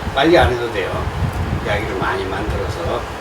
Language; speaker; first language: Korean; native; Korean